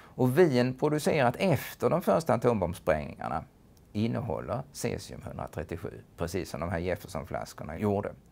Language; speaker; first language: Swedish; native; Swedish